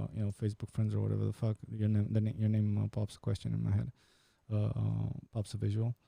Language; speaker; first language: English; non-native, fluent; Romanian